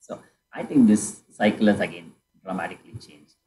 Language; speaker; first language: English; non-native, local second language; Kannada